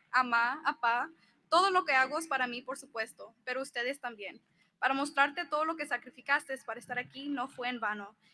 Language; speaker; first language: Spanish; early bilingual, heritage; Spanish